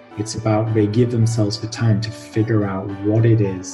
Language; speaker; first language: English; native; English